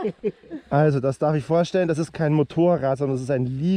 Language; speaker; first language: German; native; German